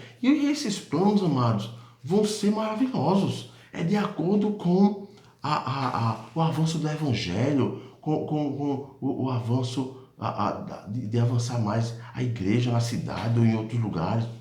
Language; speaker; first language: Portuguese; native; Portuguese